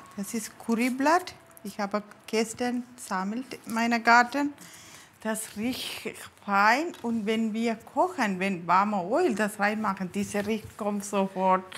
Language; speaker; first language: German; non-native, learner; Tamil